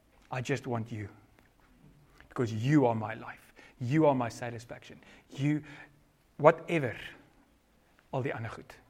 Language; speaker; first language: English; non-native, local second language; Afrikaans